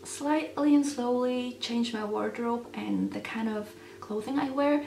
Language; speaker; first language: English; non-native, fluent; German